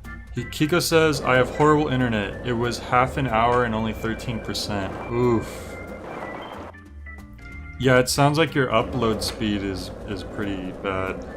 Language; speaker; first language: English; native; English